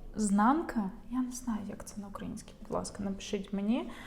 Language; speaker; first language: Ukrainian; non-native, local second language; Russian